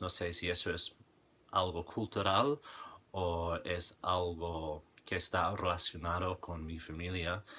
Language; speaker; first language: Spanish; non-native, fluent; English